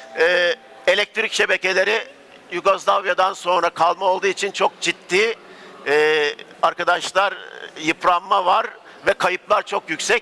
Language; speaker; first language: Turkish; native; Turkish